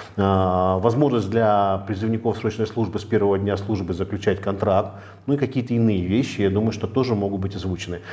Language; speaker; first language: Russian; native; Russian